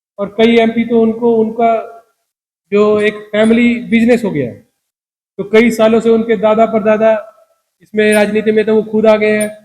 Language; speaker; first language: Hindi; non-native, local second language; Punjabi